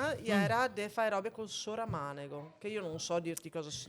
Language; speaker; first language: Italian; native; Italian